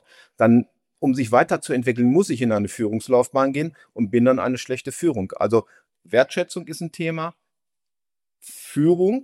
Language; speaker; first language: German; native; German